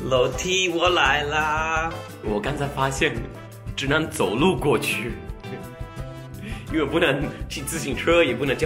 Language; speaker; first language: Chinese; non-native, fluent; Spanish